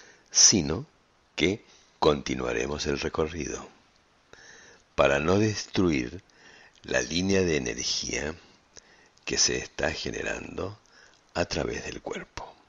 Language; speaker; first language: Spanish; native; Spanish